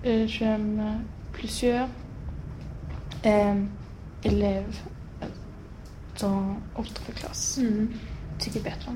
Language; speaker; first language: French; non-native, learner; Swedish